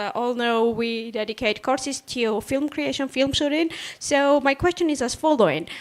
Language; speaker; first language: English; non-native, fluent; Armenian